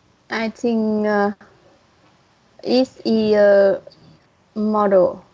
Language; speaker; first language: English; non-native, learner; Vietnamese